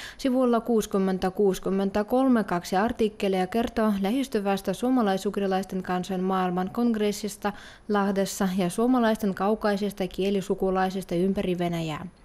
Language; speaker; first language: Finnish; non-native, fluent; Russian